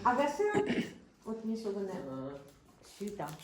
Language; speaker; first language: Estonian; non-native, local second language; Russian